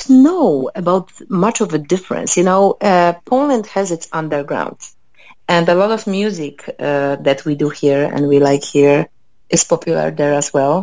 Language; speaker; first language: English; non-native, fluent; Polish